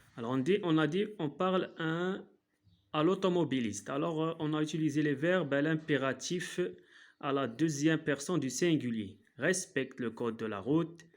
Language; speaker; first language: French; non-native, local second language; Arabic